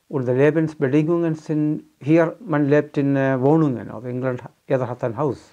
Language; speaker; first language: German; non-native, fluent; Malayalam